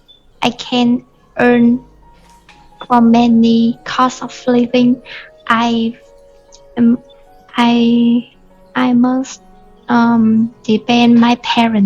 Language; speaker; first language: English; non-native, learner; Vietnamese